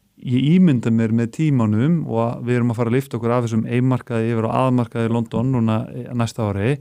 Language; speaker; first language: Icelandic; native; Icelandic